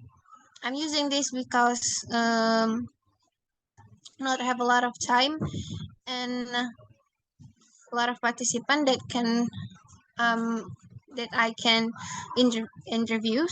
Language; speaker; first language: English; non-native, learner; Indonesian